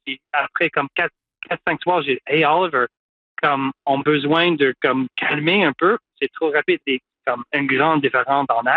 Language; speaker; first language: French; non-native, local second language; English